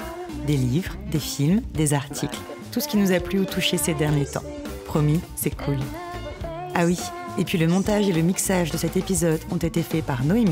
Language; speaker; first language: French; native; French